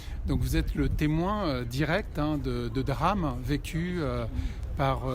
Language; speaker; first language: French; native; French